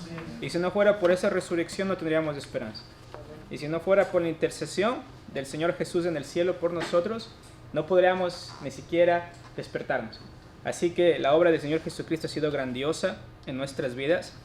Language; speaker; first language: Spanish; native; Spanish